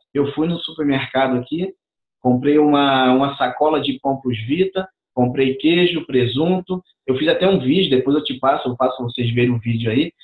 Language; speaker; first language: Portuguese; native; Portuguese